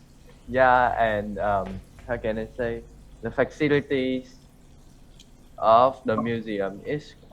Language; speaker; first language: English; non-native, learner; Vietnamese